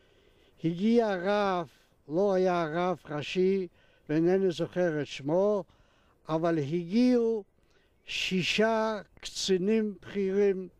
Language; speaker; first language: Hebrew; non-native, fluent; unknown